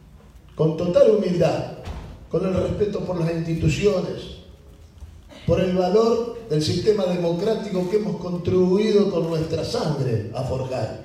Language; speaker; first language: Spanish; native; Spanish